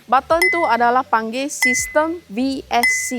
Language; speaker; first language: Malay; native; Malay